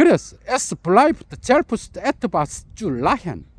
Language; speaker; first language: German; non-native, learner; Korean